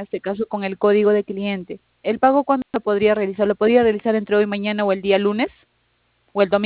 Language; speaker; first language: Spanish; native; Spanish